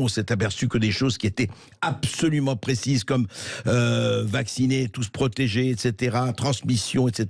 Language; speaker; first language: French; native; French